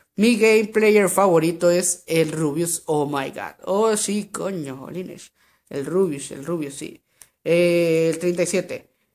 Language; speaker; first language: Spanish; native; Spanish